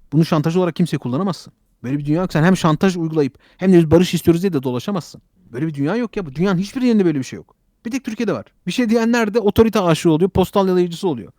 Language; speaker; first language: Turkish; early bilingual, heritage; Turkish